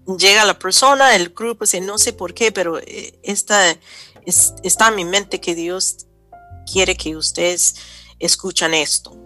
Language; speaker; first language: Spanish; non-native, fluent; English